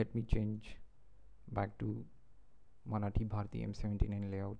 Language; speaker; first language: English; non-native, local second language; Marathi